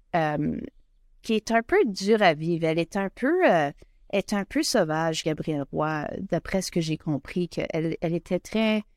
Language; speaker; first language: French; native; French